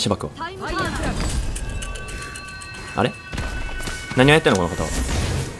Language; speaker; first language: Japanese; native; Japanese